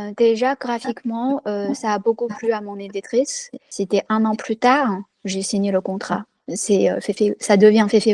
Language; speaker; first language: French; non-native, fluent; Chinese